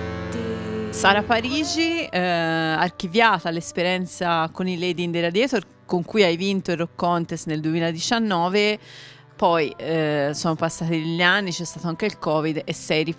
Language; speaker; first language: Italian; native; Italian